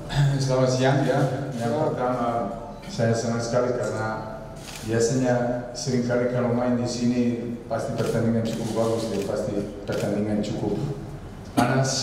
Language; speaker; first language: Indonesian; non-native, fluent; Serbian